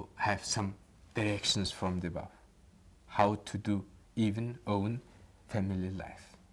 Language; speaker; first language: English; non-native, fluent; Mongolian